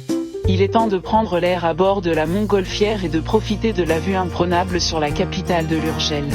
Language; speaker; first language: French; native; French